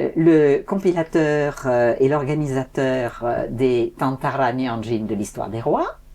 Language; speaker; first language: French; native; French